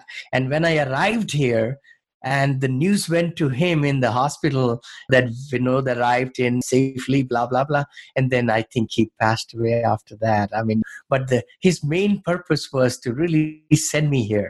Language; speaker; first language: English; non-native, local second language; Hindi